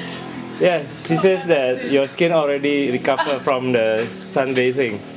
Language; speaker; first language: English; non-native, learner; Indonesian